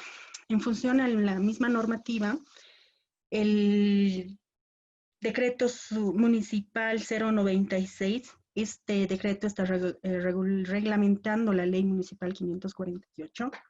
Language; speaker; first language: Spanish; native; Spanish